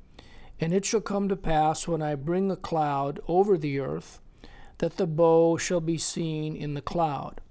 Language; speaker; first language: English; native; English